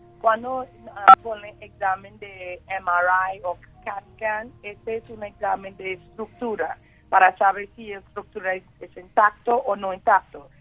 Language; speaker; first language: Spanish; non-native, learner; English